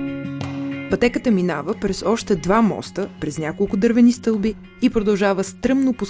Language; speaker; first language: Bulgarian; native; Bulgarian